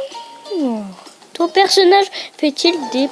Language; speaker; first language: French; early bilingual, other home language; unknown